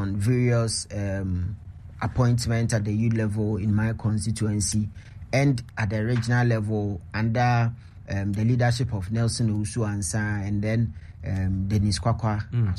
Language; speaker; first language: English; non-native, local second language; Akan